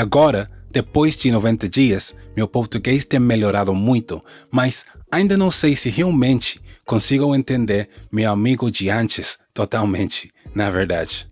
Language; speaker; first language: Portuguese; non-native, learner; English